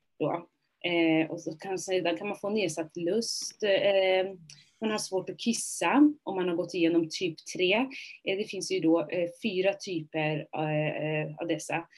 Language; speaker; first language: Swedish; early bilingual, other home language; Somali